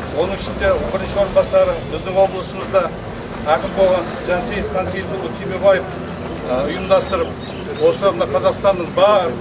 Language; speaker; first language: Kazakh; native; Kazakh